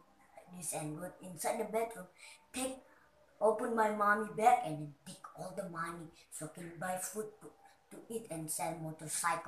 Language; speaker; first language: English; non-native, learner; Indonesian